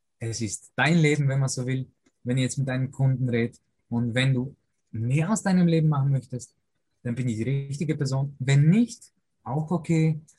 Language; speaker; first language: German; early bilingual, other home language; Polish